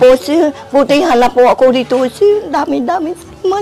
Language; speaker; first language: Filipino; non-native, learner; Vietnamese